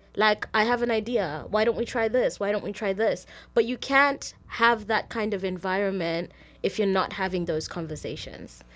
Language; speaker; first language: English; non-native, local second language; Shona